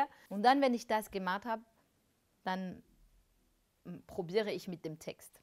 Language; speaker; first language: German; non-native, fluent; French